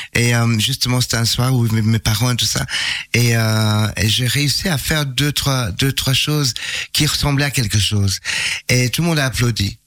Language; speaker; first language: French; non-native, fluent; English